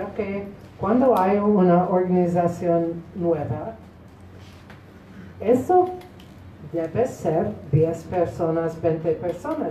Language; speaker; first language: Spanish; non-native, fluent; Polish